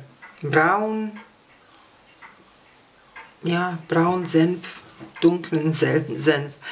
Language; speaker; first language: German; non-native, fluent; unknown